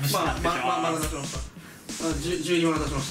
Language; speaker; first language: Japanese; native; Japanese